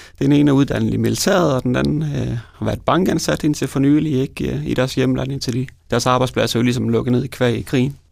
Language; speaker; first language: Danish; native; Danish